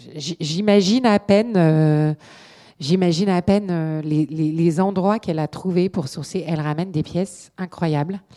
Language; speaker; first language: French; native; French